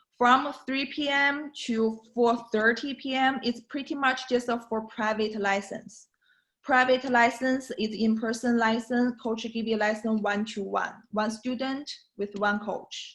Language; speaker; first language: English; non-native, learner; Chinese